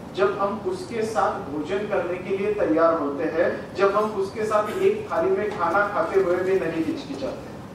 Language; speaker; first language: Hindi; non-native, local second language; Marathi